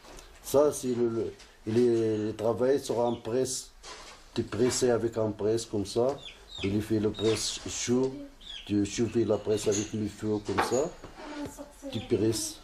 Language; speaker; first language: French; non-native, learner; Arabic